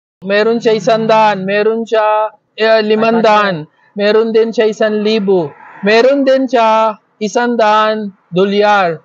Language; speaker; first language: Filipino; non-native, learner; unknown